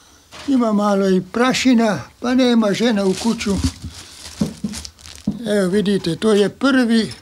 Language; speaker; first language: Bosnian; non-native, local second language; Hungarian